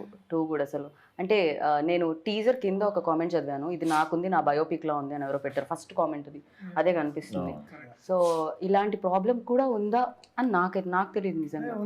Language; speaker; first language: Telugu; native; Telugu